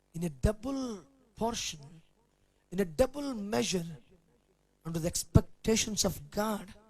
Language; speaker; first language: English; non-native, local second language; Telugu